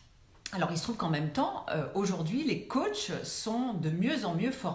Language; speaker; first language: French; native; French